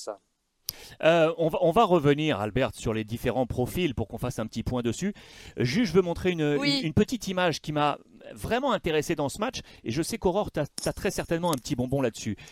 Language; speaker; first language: French; native; French